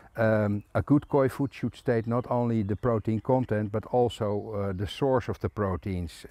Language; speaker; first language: English; non-native, fluent; Dutch